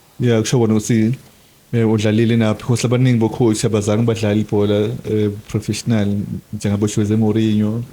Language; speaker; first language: Zulu; non-native, local second language; Swati